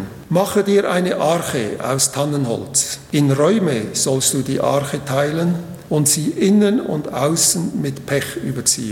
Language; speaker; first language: German; native; German